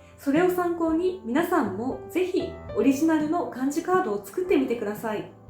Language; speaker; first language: Japanese; native; Japanese